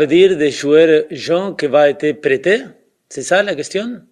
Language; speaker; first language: French; non-native, fluent; Spanish